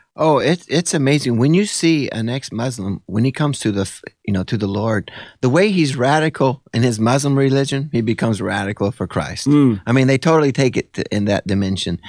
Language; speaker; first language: English; early bilingual, other home language; Italian